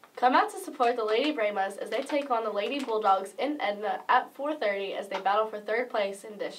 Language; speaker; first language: English; native; English